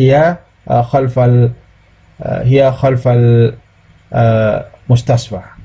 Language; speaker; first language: Arabic; non-native, fluent; Indonesian